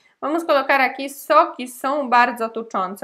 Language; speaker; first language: Portuguese; non-native, fluent; Polish